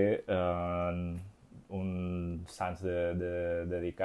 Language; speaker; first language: French; non-native, learner; Spanish